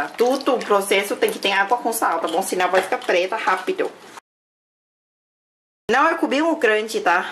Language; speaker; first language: Portuguese; non-native, learner; Thai